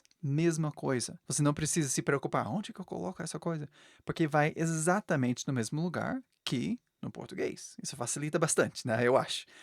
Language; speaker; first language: Portuguese; non-native, fluent; English